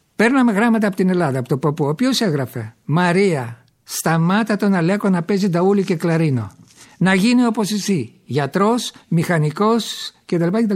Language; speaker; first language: Greek; early bilingual, heritage; Greek